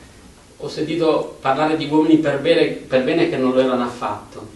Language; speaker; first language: Italian; native; Italian